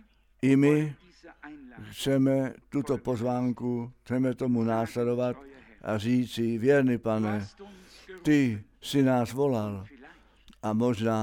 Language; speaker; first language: Czech; non-native, fluent; German